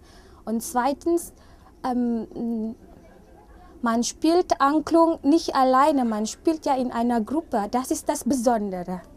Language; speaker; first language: German; non-native, fluent; Indonesian